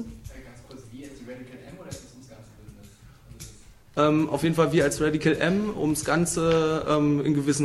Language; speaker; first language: German; native; German